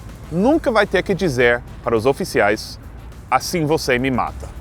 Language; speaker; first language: Portuguese; non-native, fluent; English